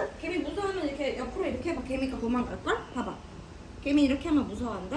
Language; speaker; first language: Korean; native; Korean